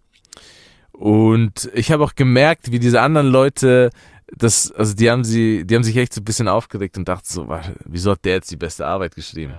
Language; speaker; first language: German; early bilingual, other home language; Persian